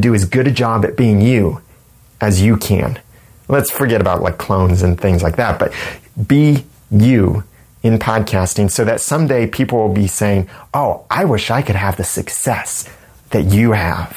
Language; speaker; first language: English; native; English